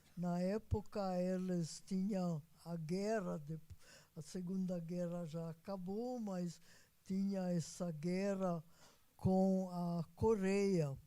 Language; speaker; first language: Portuguese; non-native, fluent; Hungarian